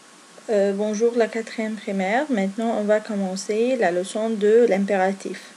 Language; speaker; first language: French; non-native, fluent; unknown